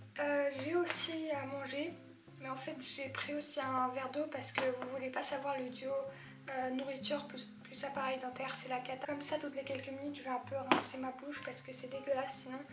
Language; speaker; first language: French; early bilingual, other home language; Polish